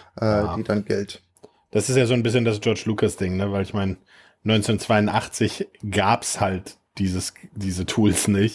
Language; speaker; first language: German; native; German